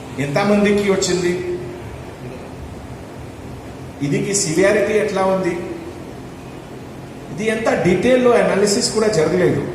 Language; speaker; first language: Telugu; non-native, fluent; Hindi